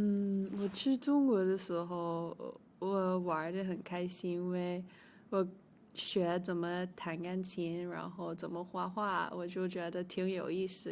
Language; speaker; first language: Chinese; early bilingual, heritage; English